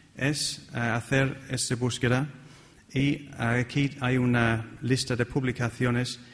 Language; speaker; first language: Spanish; non-native, fluent; English